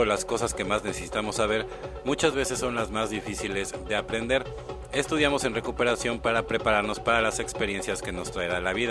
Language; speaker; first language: Spanish; native; Spanish